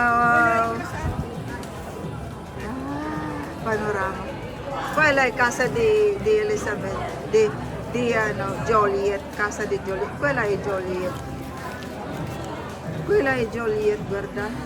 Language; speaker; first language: Italian; non-native, learner; Filipino